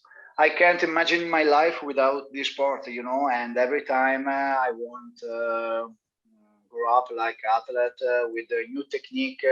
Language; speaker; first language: English; non-native, learner; Italian